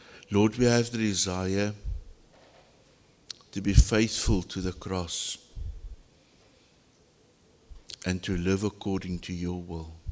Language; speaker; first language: English; non-native, local second language; Afrikaans